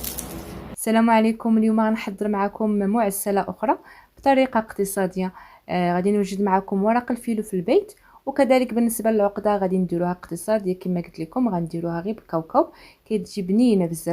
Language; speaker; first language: Arabic; native; Arabic